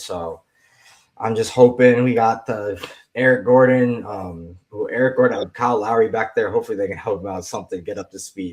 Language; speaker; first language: English; native; English